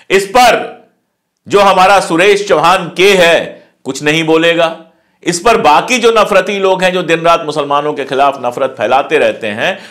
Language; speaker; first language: Hindi; native; Hindi